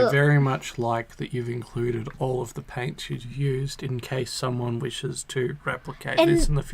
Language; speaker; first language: English; native; English